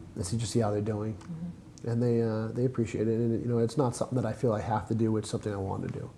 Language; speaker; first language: English; native; English